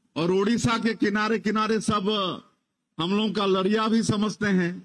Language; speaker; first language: Hindi; native; Hindi